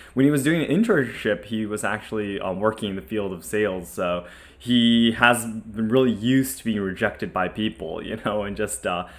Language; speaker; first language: English; non-native, fluent; Japanese